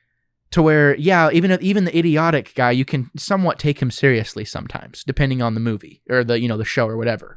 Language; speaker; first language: English; native; English